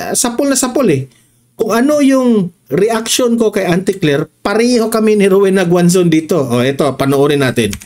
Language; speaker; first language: Filipino; non-native, local second language; Cebuano